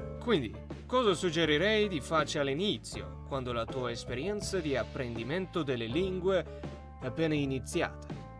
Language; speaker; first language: Italian; non-native, learner; Russian